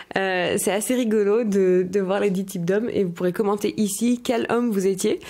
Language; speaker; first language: French; non-native, fluent; English